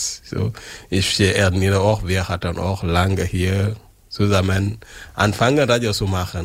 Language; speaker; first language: German; non-native, learner; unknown